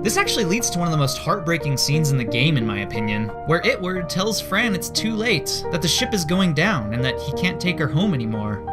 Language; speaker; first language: English; native; English